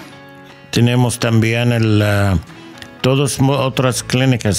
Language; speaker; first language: Spanish; non-native, learner; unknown